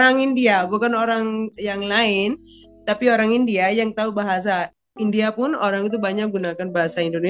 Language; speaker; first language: Indonesian; non-native, fluent; Punjabi